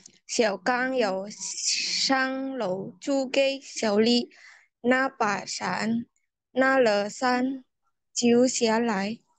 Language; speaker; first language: Chinese; non-native, learner; Indonesian